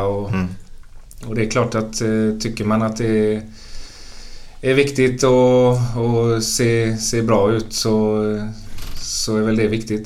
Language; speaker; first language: Swedish; native; Swedish